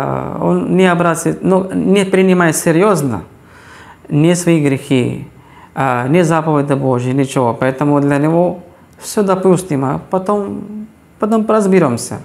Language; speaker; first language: Russian; non-native, fluent; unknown